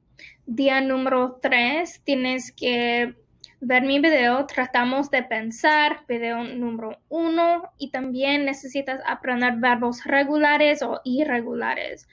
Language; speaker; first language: Spanish; non-native, fluent; English